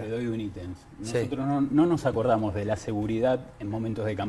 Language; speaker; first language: Spanish; native; Spanish